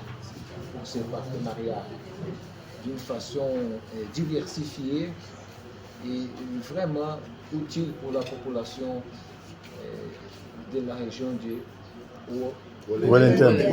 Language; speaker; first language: French; non-native, fluent; Portuguese